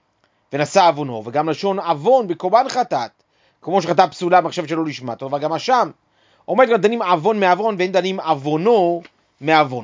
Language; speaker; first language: Hebrew; native; Hebrew